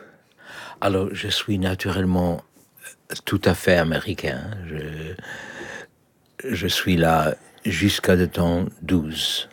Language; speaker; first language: French; non-native, learner; Polish